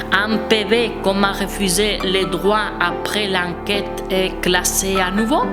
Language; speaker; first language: French; non-native, fluent; Spanish